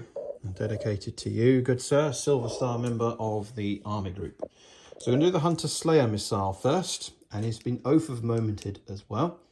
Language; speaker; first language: English; native; English